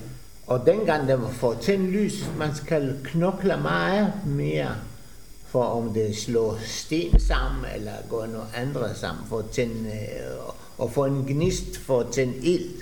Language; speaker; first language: Danish; non-native, fluent; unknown